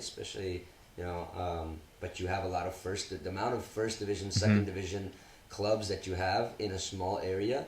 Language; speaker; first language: English; early bilingual, other home language; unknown